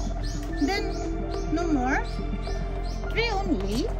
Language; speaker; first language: English; non-native, local second language; Filipino